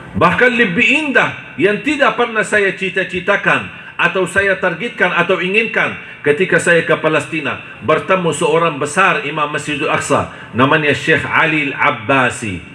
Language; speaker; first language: Indonesian; non-native, fluent; Arabic